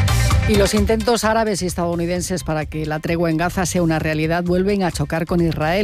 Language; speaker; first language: Spanish; native; Spanish